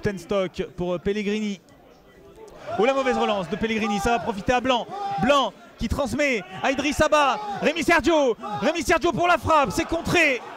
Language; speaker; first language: French; native; French